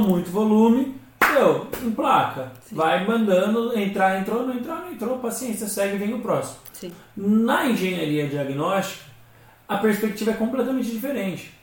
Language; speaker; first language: Portuguese; native; Portuguese